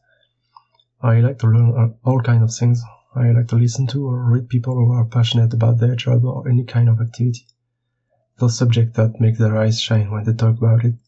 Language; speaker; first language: English; non-native, fluent; French